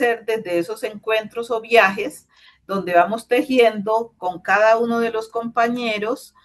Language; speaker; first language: Spanish; native; Spanish